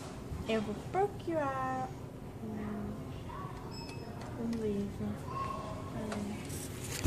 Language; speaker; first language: Portuguese; non-native, fluent; English